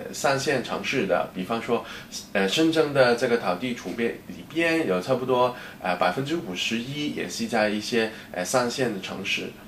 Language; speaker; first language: Chinese; non-native, local second language; Cantonese